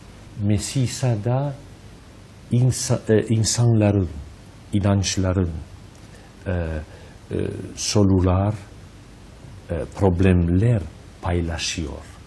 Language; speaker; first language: Turkish; non-native, learner; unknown